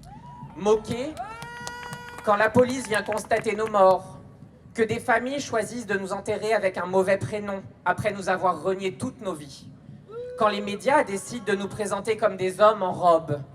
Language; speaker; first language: French; native; French